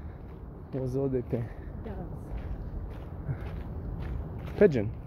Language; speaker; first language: French; non-native, learner; English